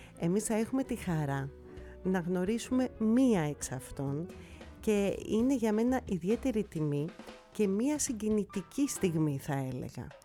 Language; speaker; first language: Greek; native; Greek